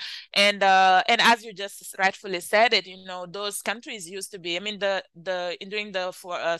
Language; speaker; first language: English; non-native, fluent; Wolof